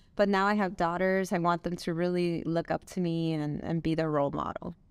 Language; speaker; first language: English; non-native, fluent; Spanish